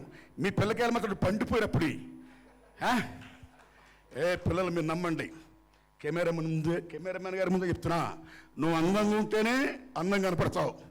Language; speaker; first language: Telugu; native; Telugu